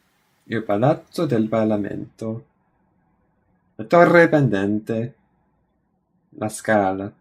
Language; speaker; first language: Italian; non-native, learner; English